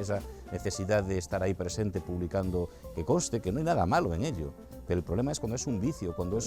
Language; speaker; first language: Spanish; native; Spanish